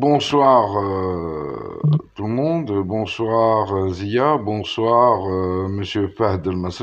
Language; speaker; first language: French; non-native, local second language; Arabic